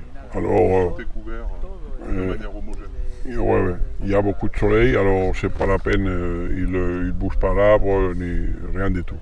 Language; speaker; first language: French; non-native, learner; Spanish